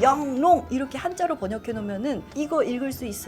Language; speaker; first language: Korean; native; Korean